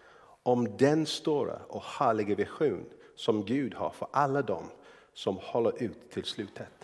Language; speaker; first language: Swedish; non-native, fluent; English